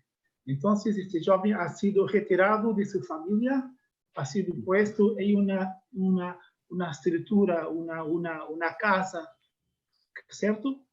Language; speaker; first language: Spanish; non-native, learner; Portuguese